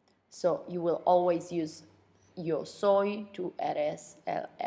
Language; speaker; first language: Spanish; non-native, fluent; English